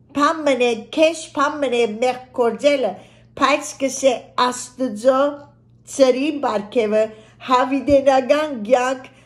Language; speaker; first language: Armenian; early bilingual, heritage; Armenian